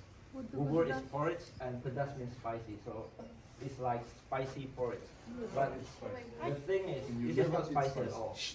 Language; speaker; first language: English; non-native, local second language; Indonesian